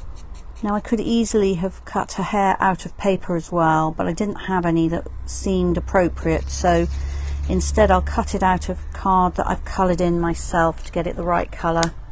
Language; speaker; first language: English; native; English